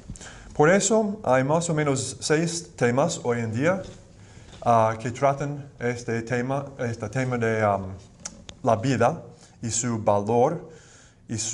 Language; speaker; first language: Spanish; non-native, fluent; English